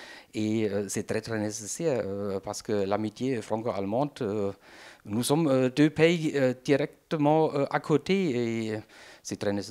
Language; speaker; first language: French; non-native, fluent; German